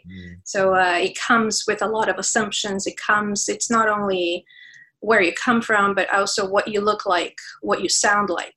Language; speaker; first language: English; non-native, fluent; Portuguese